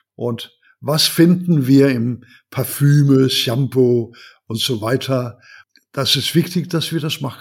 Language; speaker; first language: German; non-native, learner; Danish